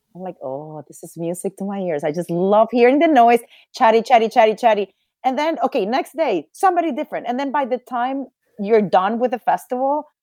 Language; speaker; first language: English; non-native, fluent; Spanish